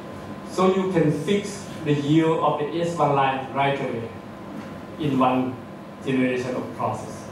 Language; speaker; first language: English; non-native, fluent; Thai